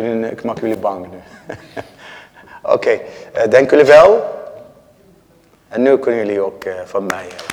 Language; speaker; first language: Dutch; non-native, learner; Arabic